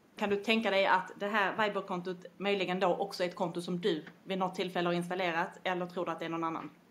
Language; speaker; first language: Swedish; native; Swedish